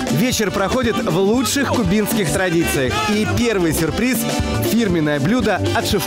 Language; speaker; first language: Russian; native; Russian